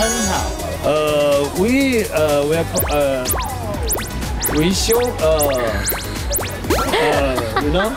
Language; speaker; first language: English; non-native, learner; Chinese